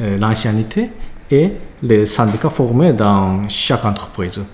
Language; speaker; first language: French; non-native, learner; Japanese